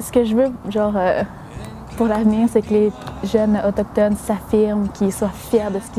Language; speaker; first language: French; non-native, local second language; Innu-aimun